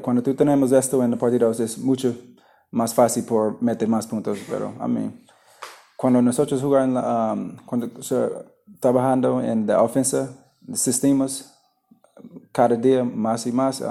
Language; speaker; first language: Spanish; non-native, learner; English